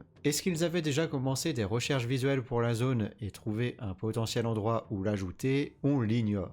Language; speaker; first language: French; native; French